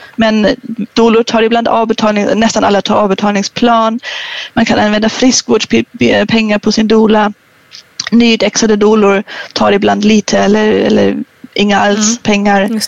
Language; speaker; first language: Swedish; non-native, fluent; German